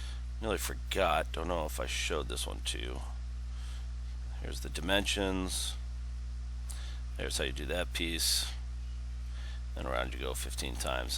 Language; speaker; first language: English; native; English